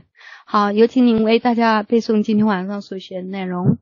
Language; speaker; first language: Chinese; native; Chinese